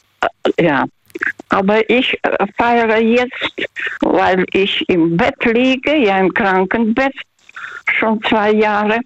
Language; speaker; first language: German; non-native, fluent; Russian